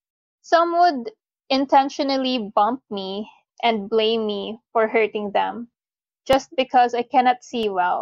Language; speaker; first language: English; non-native, local second language; Filipino